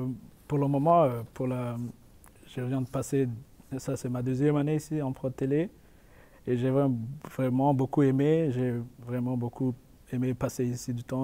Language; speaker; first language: French; non-native, local second language; Rundi